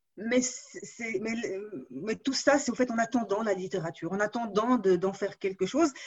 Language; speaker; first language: French; non-native, local second language; Arabic